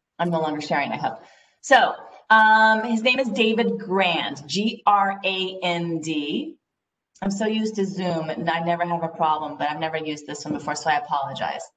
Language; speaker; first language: English; native; English